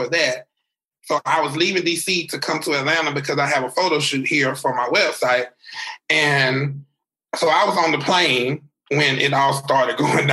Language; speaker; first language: English; native; English